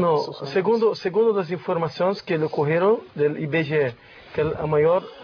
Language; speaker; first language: Spanish; non-native, learner; Portuguese